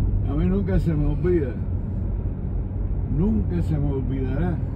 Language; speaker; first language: Spanish; native; Spanish